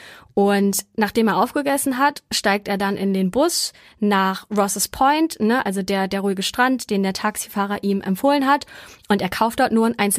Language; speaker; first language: German; native; German